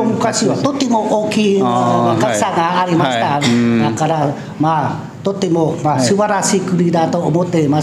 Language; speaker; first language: Japanese; non-native, fluent; Vietnamese